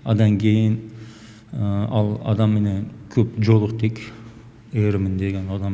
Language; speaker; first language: Kyrgyz; non-native, local second language; Uzbek